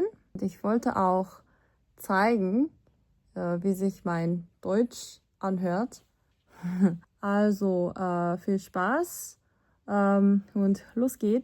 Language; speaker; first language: German; non-native, fluent; Korean